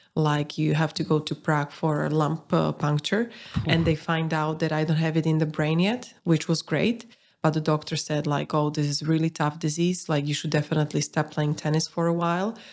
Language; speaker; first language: English; non-native, fluent; Slovak